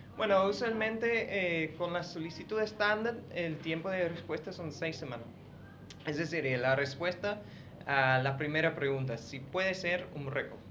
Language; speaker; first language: Spanish; non-native, fluent; English